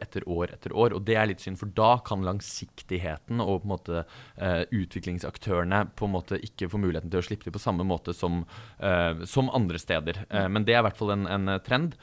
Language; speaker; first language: Norwegian; native; Norwegian